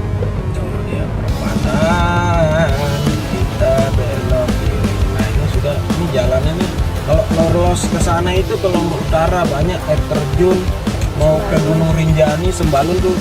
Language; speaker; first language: Indonesian; native; Indonesian